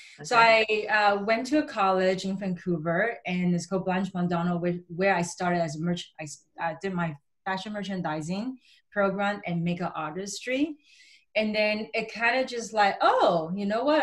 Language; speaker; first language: English; native; English